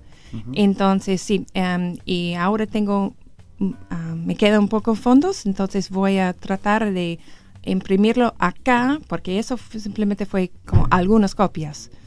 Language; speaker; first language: Spanish; non-native, learner; English